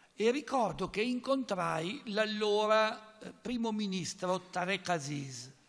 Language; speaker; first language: Italian; native; Italian